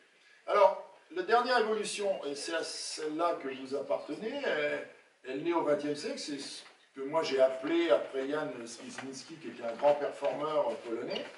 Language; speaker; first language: French; native; French